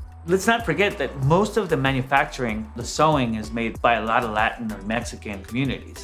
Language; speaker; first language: English; non-native, fluent; Spanish